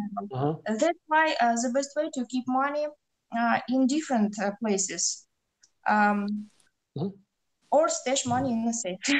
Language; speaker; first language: English; non-native, learner; Russian